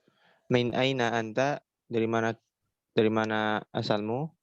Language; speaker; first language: Arabic; non-native, learner; Indonesian